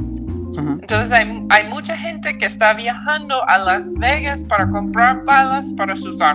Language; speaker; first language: Spanish; non-native, fluent; English